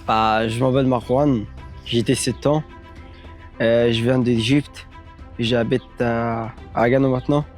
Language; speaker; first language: French; non-native, learner; Arabic